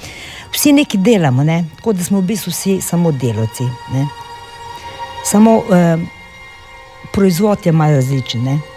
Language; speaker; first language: Slovenian; non-native, fluent; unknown